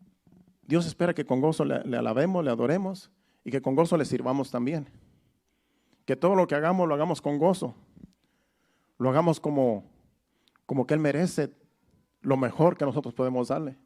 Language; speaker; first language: Spanish; native; Spanish